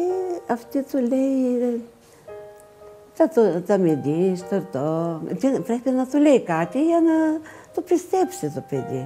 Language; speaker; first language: Greek; non-native, learner; Bulgarian